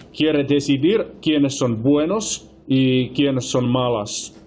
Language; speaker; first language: Spanish; non-native, fluent; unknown